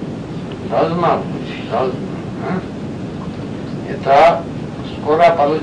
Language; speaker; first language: Russian; non-native, learner; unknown